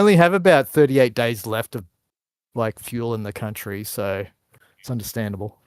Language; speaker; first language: English; native; English